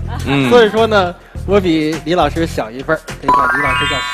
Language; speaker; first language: Chinese; native; Chinese